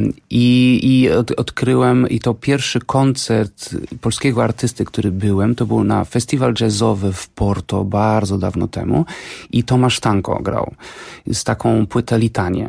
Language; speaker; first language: Polish; non-native, fluent; Portuguese